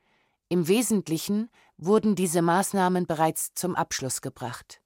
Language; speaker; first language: German; native; German